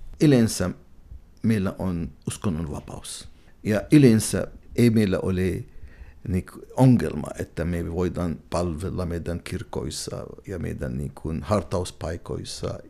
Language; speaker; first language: Finnish; non-native, fluent; Arabic